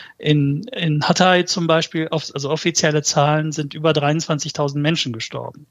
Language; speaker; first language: German; early bilingual, other home language; Turkish